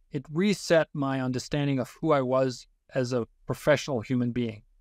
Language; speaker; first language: English; non-native, fluent; Danish